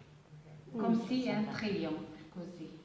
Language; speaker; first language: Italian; non-native, learner; Arabic